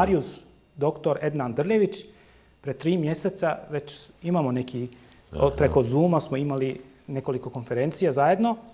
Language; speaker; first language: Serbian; non-native, local second language; Turkish